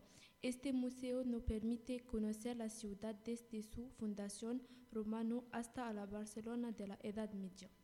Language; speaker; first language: Spanish; non-native, learner; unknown